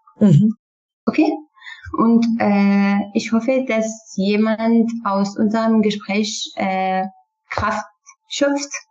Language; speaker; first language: German; non-native, learner; Kurdish